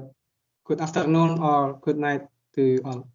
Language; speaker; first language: English; non-native, learner; Indonesian